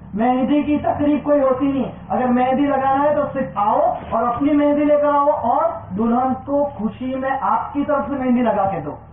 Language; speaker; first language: Urdu; non-native, local second language; Gujarati